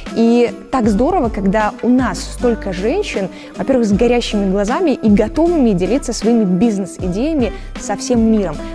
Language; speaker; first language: Russian; native; Russian